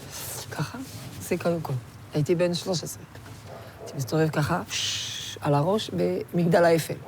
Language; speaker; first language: Hebrew; non-native, fluent; French